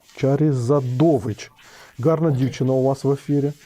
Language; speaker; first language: Ukrainian; non-native, local second language; Russian